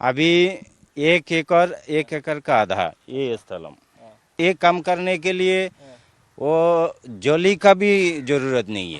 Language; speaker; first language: Hindi; non-native, local second language; Odia